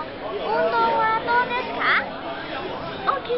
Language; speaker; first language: Japanese; non-native, learner; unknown